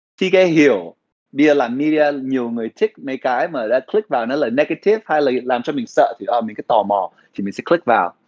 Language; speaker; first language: Vietnamese; early bilingual, heritage; Vietnamese